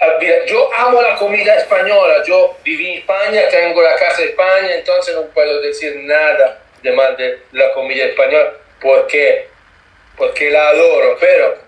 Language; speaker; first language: Spanish; non-native, learner; Italian